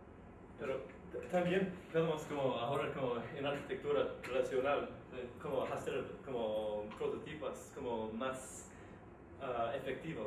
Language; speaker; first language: Spanish; non-native, learner; English